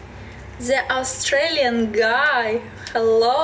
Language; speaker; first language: English; non-native, learner; Belarusian